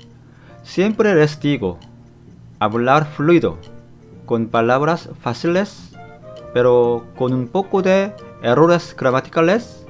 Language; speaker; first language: Spanish; non-native, fluent; Korean